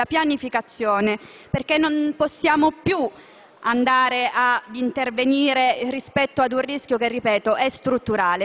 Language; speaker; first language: Italian; native; Italian